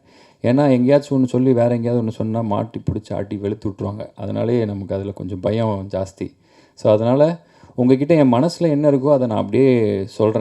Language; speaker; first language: Tamil; native; Tamil